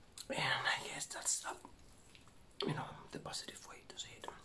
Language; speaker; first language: English; non-native, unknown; Spanish